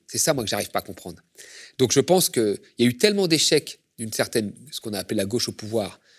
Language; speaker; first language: French; native; French